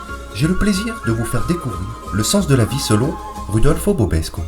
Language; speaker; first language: French; native; French